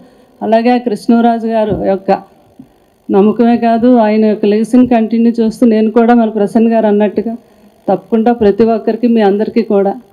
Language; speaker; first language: Telugu; native; Telugu